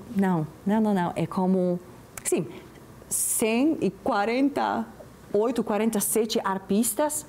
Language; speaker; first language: Portuguese; non-native, fluent; Slovak